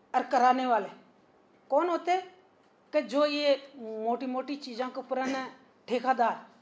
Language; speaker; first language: Hindi; native; Hindi